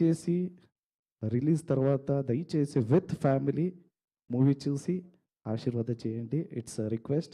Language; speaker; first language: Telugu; non-native, learner; Kannada